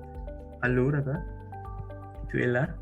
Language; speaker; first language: French; non-native, learner; Indonesian